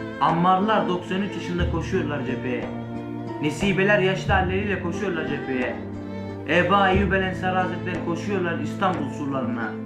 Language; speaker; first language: Turkish; native; Turkish